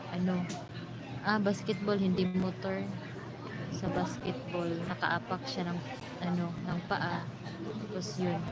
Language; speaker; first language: Filipino; non-native, local second language; Cebuano